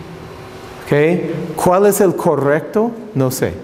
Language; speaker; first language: Spanish; non-native, fluent; English